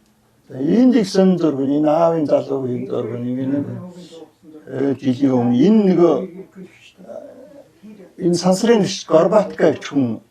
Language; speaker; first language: Mongolian; native; Mongolian